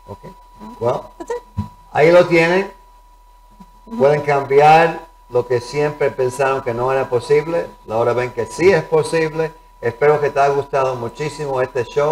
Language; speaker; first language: Spanish; early bilingual, heritage; Spanish